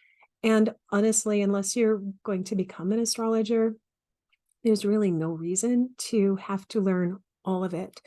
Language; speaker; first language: English; native; English